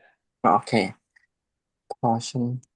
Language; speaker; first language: English; non-native, learner; Thai